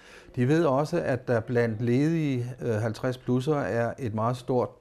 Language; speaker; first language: Danish; native; Danish